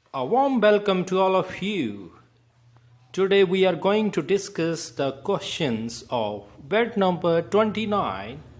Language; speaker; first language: English; non-native, local second language; Punjabi